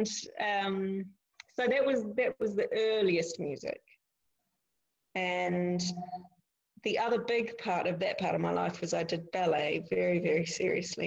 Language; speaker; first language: English; native; English